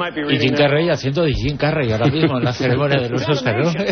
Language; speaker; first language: Spanish; native; Spanish